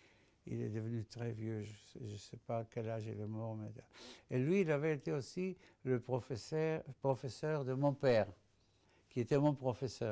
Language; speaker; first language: French; non-native, fluent; Spanish